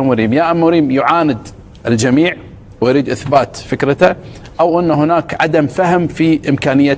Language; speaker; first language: Arabic; native; Arabic